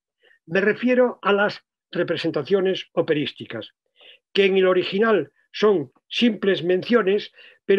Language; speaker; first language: Spanish; native; Spanish